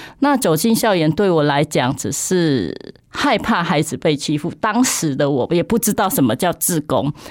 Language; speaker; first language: Chinese; non-native, fluent; Khmer